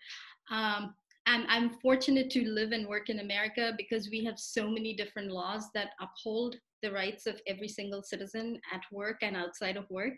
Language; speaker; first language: English; non-native, local second language; Telugu